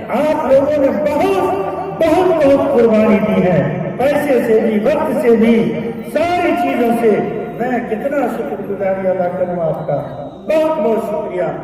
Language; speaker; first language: Urdu; native; Urdu